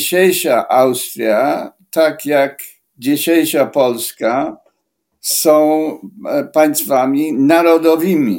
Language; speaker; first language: Polish; non-native, fluent; English